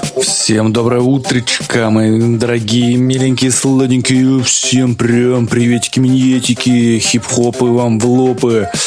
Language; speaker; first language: Russian; native; Russian